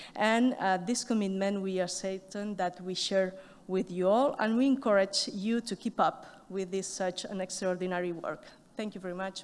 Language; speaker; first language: English; non-native, fluent; Catalan